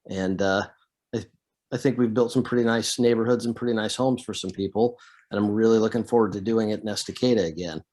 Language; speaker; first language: English; native; English